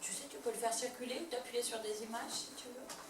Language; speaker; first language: French; native; French